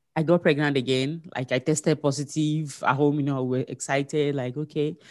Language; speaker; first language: English; non-native, local second language; Yoruba